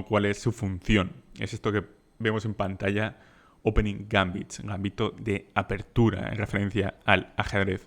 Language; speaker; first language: Spanish; native; Spanish